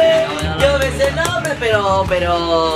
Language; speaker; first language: Spanish; native; Spanish